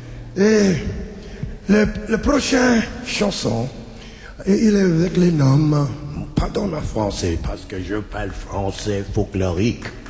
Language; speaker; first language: French; non-native, learner; English